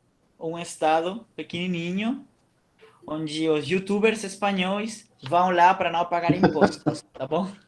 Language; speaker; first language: Portuguese; non-native, fluent; Catalan